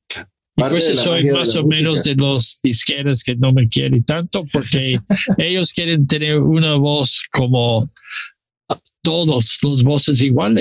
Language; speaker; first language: Spanish; non-native, learner; English